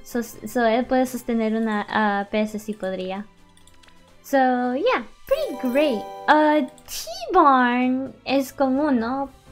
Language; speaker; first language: Spanish; early bilingual, heritage; Spanish